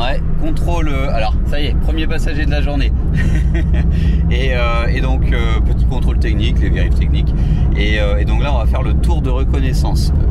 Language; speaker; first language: French; native; French